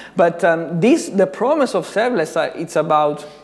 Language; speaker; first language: English; non-native, fluent; Italian